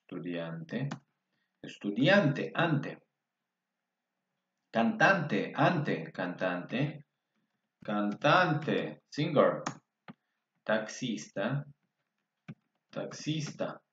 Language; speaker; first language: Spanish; non-native, fluent; English